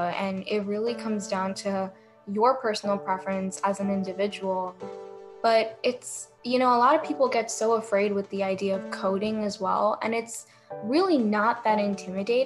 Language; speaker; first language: English; native; English